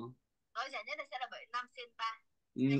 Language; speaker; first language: Vietnamese; native; Vietnamese